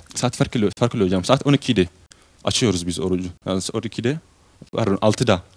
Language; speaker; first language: Turkish; non-native, fluent; Oromo